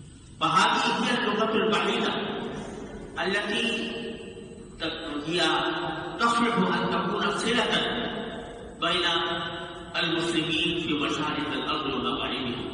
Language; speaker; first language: Arabic; non-native, fluent; Urdu